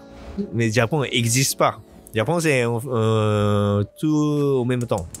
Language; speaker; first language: French; non-native, learner; Japanese